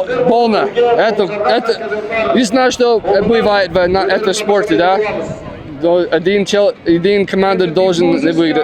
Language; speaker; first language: Russian; non-native, learner; English